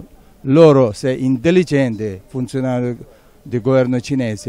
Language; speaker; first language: Italian; non-native, learner; Tibetan